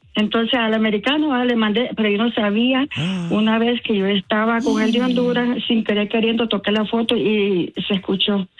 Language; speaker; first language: Spanish; native; Spanish